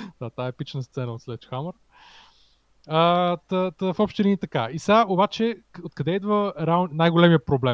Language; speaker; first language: Bulgarian; native; Bulgarian